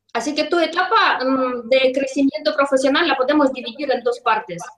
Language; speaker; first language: Spanish; non-native, fluent; Russian